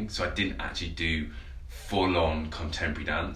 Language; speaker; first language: English; native; English